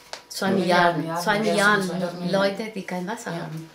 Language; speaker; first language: German; non-native, learner; Spanish